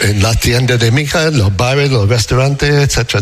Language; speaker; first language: Spanish; non-native, learner; English